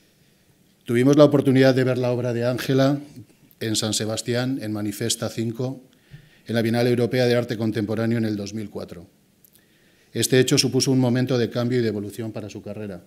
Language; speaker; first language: Spanish; native; Spanish